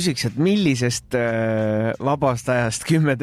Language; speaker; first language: Estonian; native; Estonian